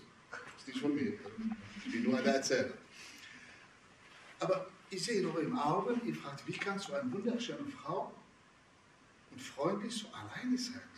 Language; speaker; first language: German; non-native, fluent; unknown